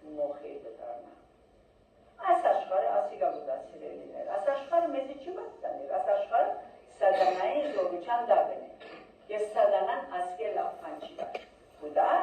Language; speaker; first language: Armenian; early bilingual, heritage; Armenian